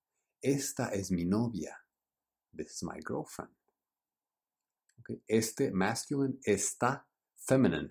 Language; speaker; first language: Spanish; early bilingual, heritage; Spanish